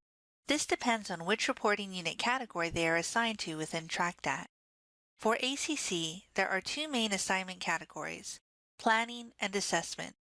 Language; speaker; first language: English; native; English